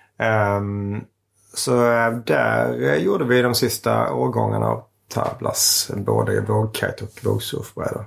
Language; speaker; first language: Swedish; native; Swedish